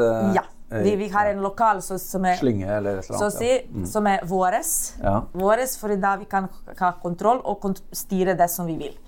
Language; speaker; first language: Norwegian; non-native, fluent; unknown